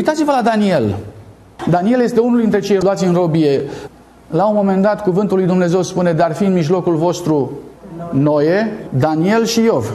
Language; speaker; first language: Romanian; native; Romanian